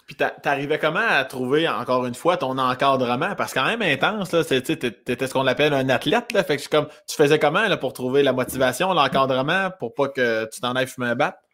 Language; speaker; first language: French; native; French